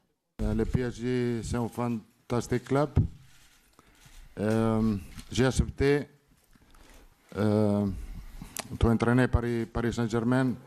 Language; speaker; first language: French; non-native, learner; Italian